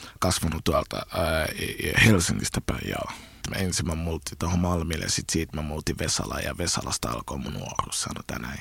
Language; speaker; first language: Finnish; early bilingual, other home language; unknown